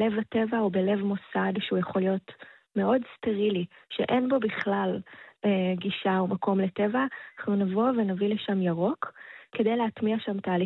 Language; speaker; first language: Hebrew; native; Hebrew